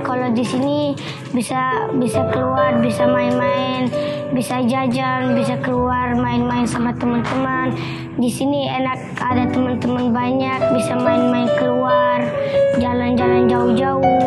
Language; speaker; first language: Indonesian; early bilingual, other home language; Persian